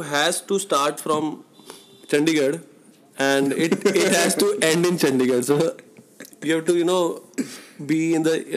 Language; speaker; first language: English; non-native, local second language; Punjabi